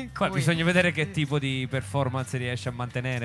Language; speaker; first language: Italian; native; Italian